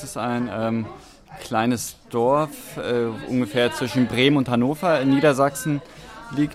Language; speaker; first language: German; native; German